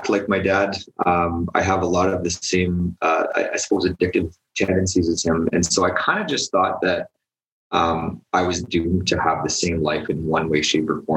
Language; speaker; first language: English; native; English